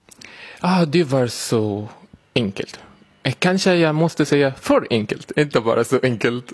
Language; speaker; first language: Swedish; non-native, learner; Arabic